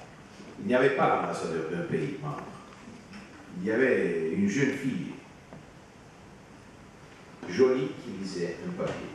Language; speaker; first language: French; non-native, fluent; Italian